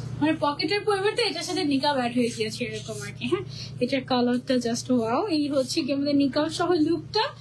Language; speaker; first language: Bangla; native; Bangla